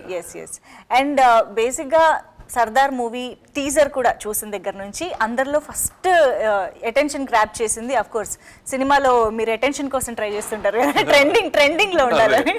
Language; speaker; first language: Telugu; native; Telugu